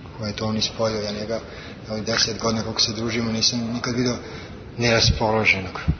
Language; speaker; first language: Serbian; native; Serbian